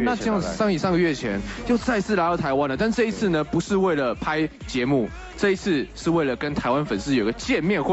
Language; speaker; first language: Chinese; native; Chinese